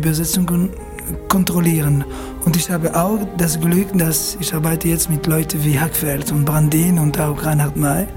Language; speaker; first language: German; non-native, learner; French